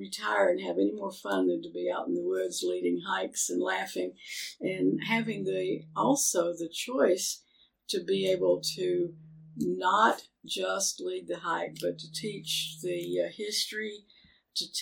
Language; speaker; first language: English; native; English